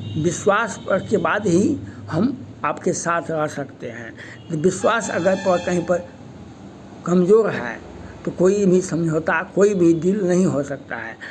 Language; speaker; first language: Hindi; native; Hindi